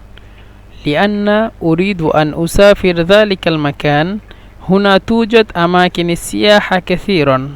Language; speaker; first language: Egyptian Arabic; non-native, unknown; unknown